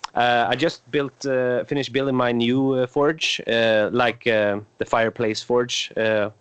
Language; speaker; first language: English; non-native, fluent; Swedish